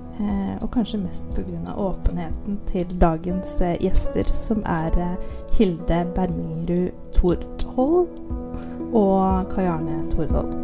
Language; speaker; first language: Norwegian; native; Norwegian